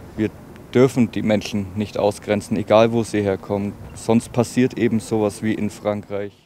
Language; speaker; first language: German; native; German